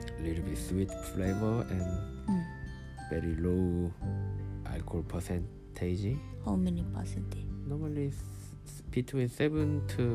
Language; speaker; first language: English; non-native, learner; Korean